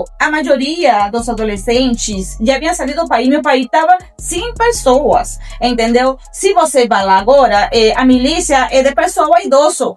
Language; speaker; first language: Portuguese; non-native, fluent; Spanish